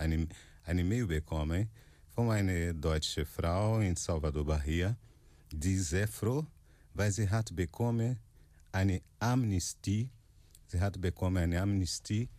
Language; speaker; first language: German; non-native, fluent; Portuguese